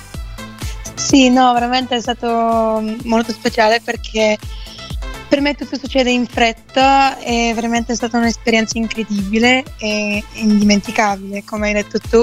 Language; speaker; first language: Italian; non-native, fluent; Bulgarian